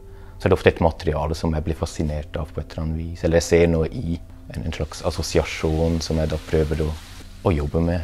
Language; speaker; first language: Norwegian; non-native, fluent; German